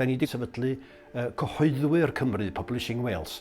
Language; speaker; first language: Welsh; native; Welsh